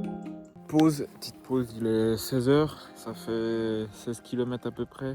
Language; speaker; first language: French; native; French